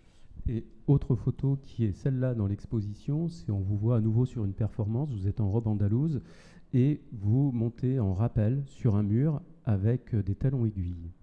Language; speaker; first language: French; native; French